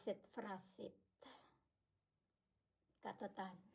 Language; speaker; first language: Finnish; non-native, learner; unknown